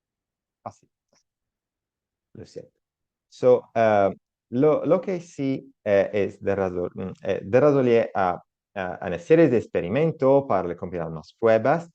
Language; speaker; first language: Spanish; non-native, learner; Italian